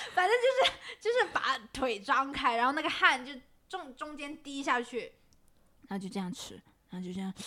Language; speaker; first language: Chinese; non-native, local second language; Cantonese